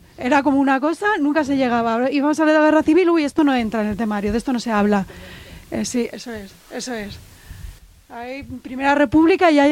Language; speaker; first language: Spanish; native; Spanish